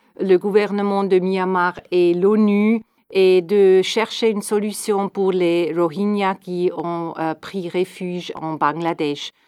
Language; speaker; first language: French; non-native, fluent; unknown